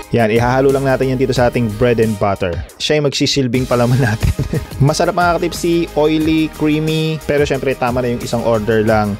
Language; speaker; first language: Filipino; native; Filipino